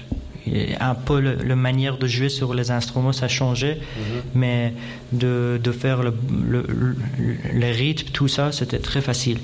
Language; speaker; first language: French; non-native, fluent; Persian